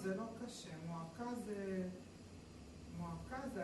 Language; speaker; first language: Hebrew; native; Hebrew